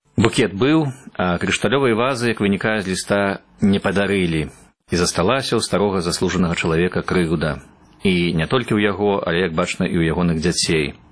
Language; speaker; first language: Belarusian; native; Belarusian